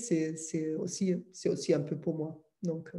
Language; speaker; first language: French; non-native, fluent; German